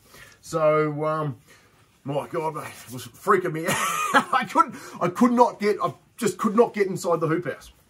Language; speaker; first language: English; native; English